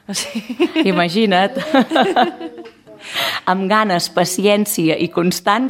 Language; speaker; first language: Catalan; native; Catalan